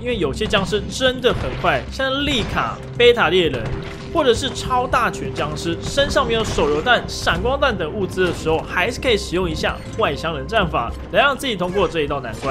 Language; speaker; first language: Chinese; native; Chinese